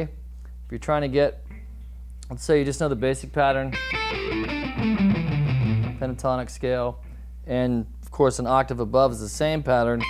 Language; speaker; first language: English; native; English